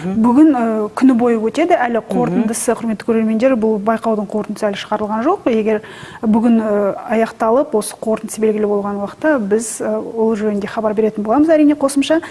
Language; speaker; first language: Kazakh; native; Kazakh